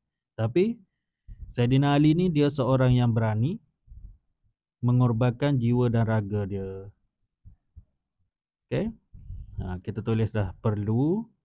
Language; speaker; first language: Malay; native; Malay